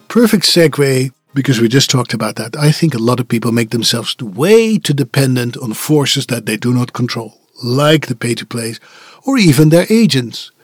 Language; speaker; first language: English; non-native, fluent; Dutch